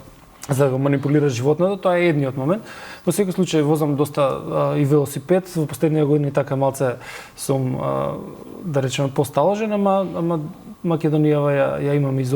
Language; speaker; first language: Macedonian; native; Macedonian